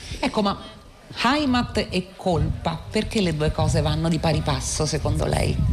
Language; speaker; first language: Italian; native; Italian